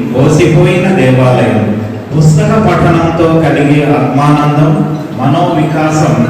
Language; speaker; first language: Telugu; native; Telugu